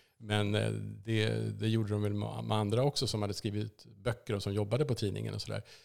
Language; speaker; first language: Swedish; native; Swedish